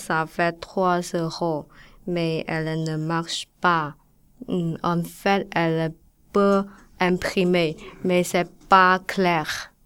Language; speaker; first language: French; non-native, learner; Chinese